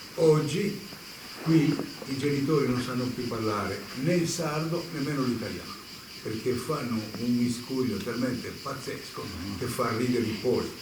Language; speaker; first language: Italian; non-native, local second language; Sardinian